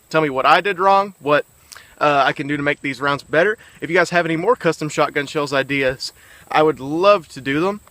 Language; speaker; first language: English; native; English